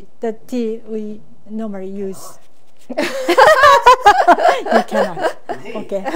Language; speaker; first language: English; non-native, fluent; Japanese